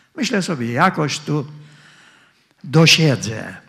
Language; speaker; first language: Polish; native; Polish